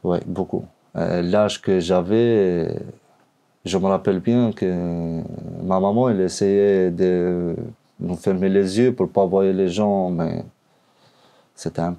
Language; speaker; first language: French; non-native, learner; Albanian